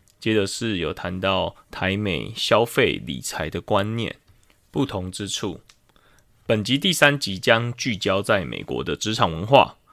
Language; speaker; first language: Chinese; native; Chinese